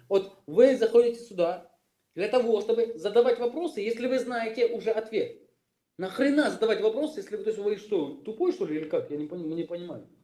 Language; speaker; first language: Russian; native; Russian